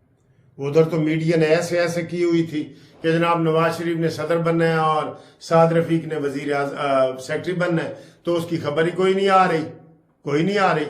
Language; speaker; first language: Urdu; non-native, local second language; Punjabi